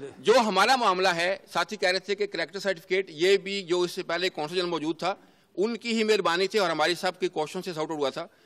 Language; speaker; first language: Urdu; non-native, local second language; Punjabi